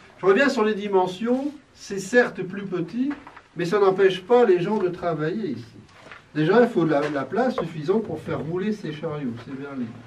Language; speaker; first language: French; native; French